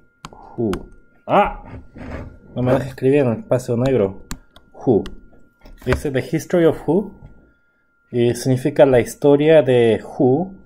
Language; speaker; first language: Spanish; non-native, fluent; Korean